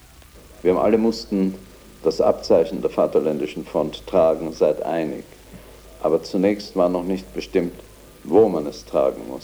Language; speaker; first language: German; native; German